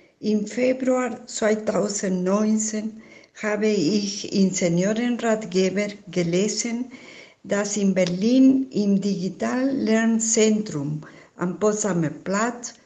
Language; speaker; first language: German; non-native, fluent; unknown